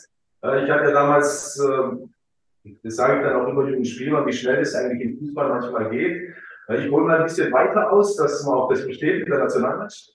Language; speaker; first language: German; early bilingual, other home language; Croatian